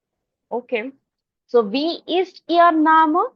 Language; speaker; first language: German; non-native, fluent; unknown